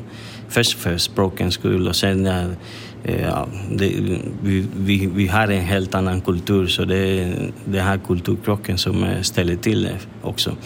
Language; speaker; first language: Swedish; non-native, fluent; Spanish